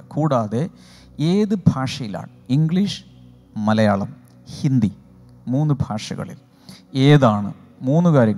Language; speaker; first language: Malayalam; native; Malayalam